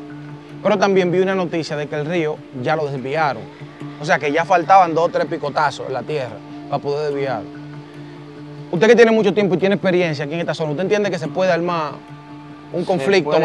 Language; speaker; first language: Spanish; native; Spanish